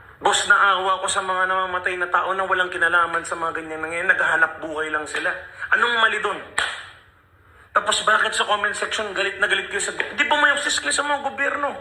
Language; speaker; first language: Filipino; early bilingual, other home language; Punjabi